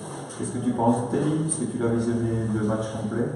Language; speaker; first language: French; native; French